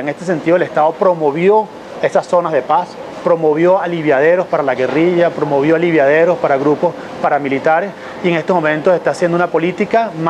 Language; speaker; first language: Spanish; native; Spanish